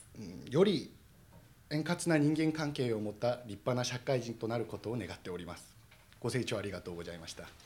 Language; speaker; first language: Japanese; non-native, fluent; Korean